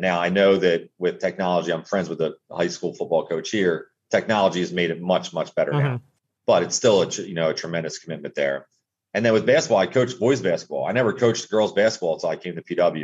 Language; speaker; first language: English; native; English